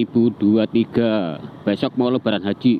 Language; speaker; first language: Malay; non-native, local second language; Javanese